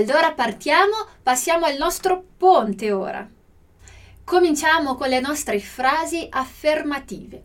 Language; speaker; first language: Italian; non-native, fluent; Portuguese